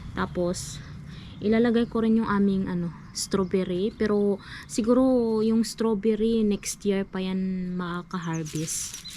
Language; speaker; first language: Filipino; non-native, local second language; Cebuano